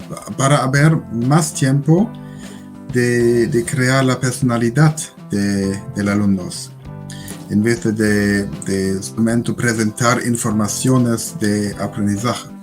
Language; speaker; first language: Spanish; non-native, learner; German